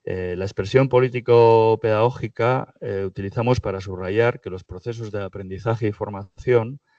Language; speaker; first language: Spanish; native; Spanish